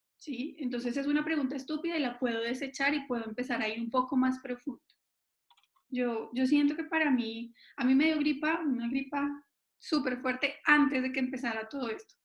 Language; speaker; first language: Spanish; native; Spanish